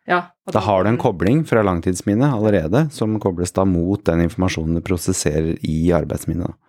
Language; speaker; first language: Norwegian; native; Norwegian